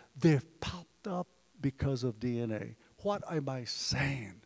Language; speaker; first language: English; early bilingual, other home language; Spanish